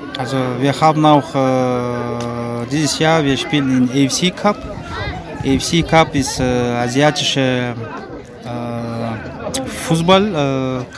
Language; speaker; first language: German; non-native, learner; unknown